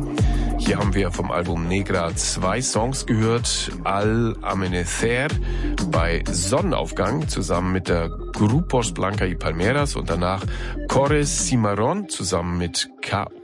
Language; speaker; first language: German; native; German